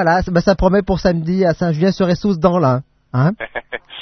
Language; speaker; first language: French; native; French